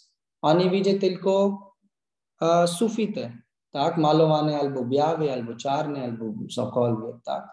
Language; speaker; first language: Polish; non-native, learner; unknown